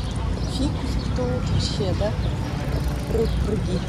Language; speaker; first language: Russian; native; Russian